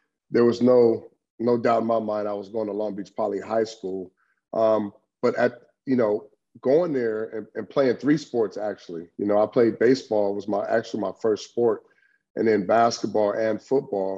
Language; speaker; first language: English; native; English